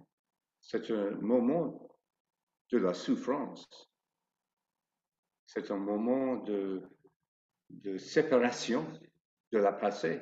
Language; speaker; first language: French; non-native, fluent; English